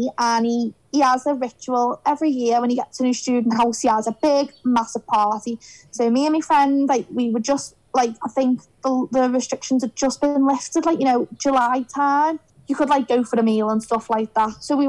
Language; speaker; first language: English; native; English